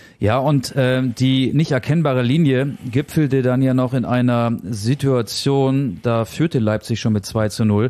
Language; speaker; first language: German; native; German